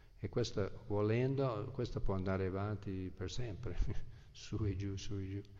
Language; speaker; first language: Italian; non-native, fluent; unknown